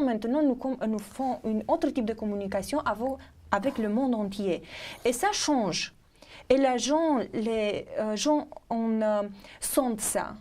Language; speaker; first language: French; non-native, fluent; Romanian